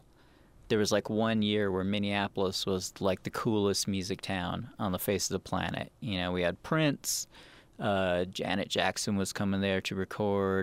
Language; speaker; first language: English; native; English